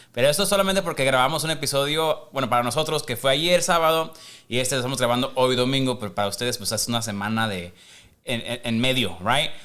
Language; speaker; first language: Spanish; early bilingual, heritage; Spanish